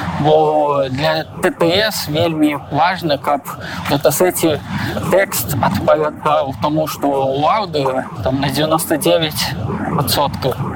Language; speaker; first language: Belarusian; non-native, local second language; Russian